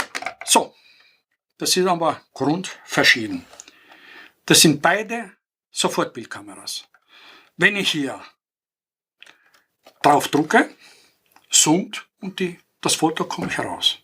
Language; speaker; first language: German; non-native, fluent; Greek